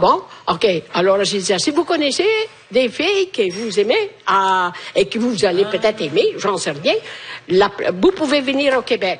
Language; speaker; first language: French; non-native, fluent; Italian